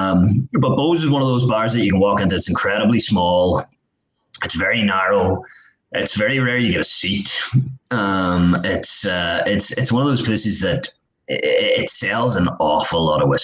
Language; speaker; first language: English; native; English